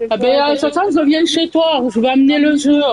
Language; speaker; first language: French; native; French